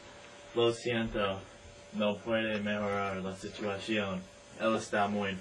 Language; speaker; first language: Spanish; non-native, learner; English